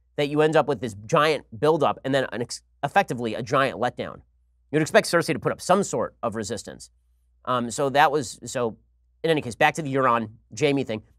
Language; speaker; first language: English; native; English